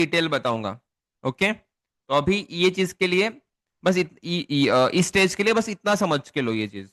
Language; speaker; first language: Hindi; non-native, local second language; Marathi